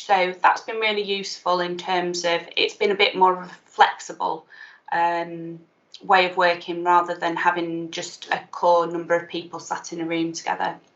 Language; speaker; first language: English; native; English